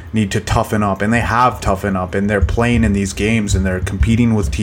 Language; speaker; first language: English; native; English